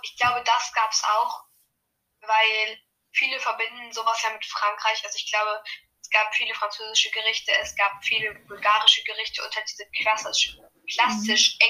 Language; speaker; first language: German; native; German